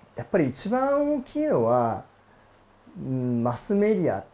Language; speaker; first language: Japanese; native; Japanese